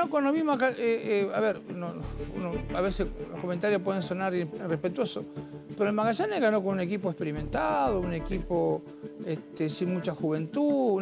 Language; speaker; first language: Spanish; native; Spanish